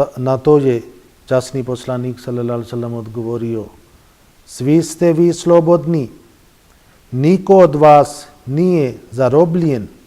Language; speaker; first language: Bosnian; non-native, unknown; Urdu